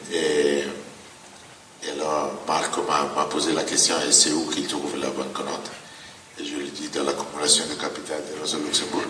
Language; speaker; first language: French; non-native, fluent; Italian